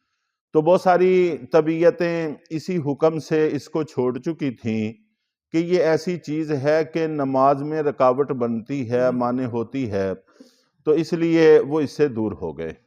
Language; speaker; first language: Urdu; native; Urdu